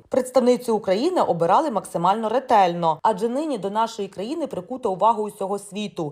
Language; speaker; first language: Ukrainian; native; Ukrainian